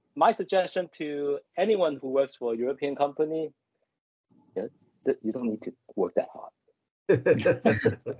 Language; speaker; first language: English; non-native, local second language; Cantonese